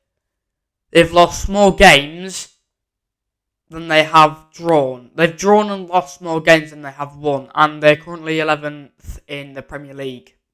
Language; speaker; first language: English; native; English